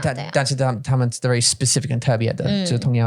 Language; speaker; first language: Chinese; non-native, learner; English